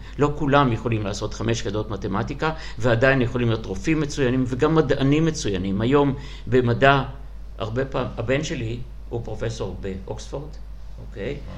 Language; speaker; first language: Hebrew; non-native, fluent; Russian